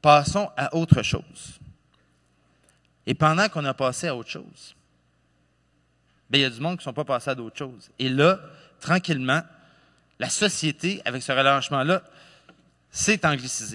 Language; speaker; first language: French; native; French